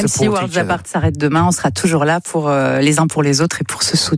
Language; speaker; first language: French; native; French